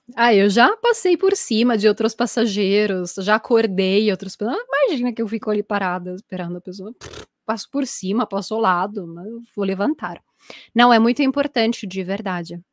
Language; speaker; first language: Portuguese; non-native, fluent; Italian